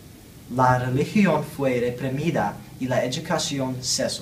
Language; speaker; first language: Spanish; non-native, learner; English